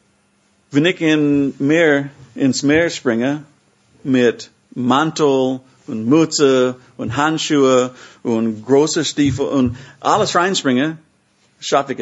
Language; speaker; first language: German; non-native, fluent; English